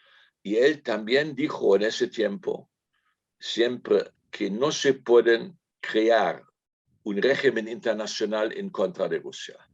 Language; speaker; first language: Spanish; non-native, fluent; German